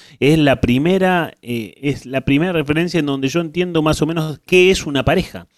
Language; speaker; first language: Spanish; native; Spanish